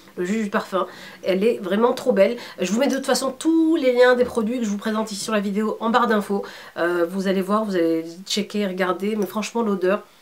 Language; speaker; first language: French; early bilingual, other home language; Arabic